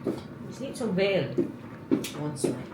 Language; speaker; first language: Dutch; non-native, learner; Cebuano